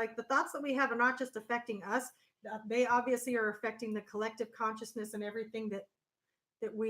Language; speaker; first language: English; native; English